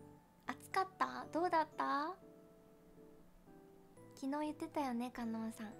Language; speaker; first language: Japanese; native; Japanese